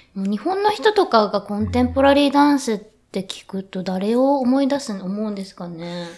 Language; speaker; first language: Japanese; native; Japanese